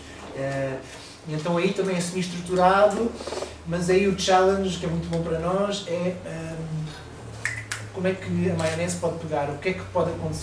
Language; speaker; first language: Portuguese; native; Portuguese